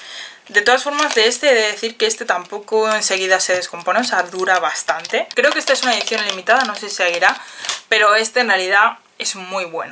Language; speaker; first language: Spanish; native; Spanish